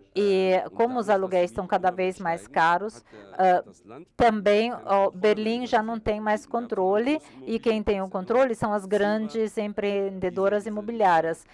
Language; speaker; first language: Portuguese; non-native, learner; German